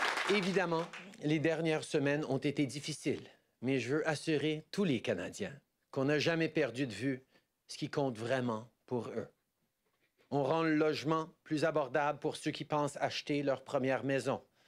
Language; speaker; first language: French; native; French